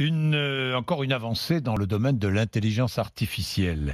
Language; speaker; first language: French; native; French